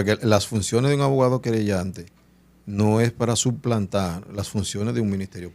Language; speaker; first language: Spanish; native; Spanish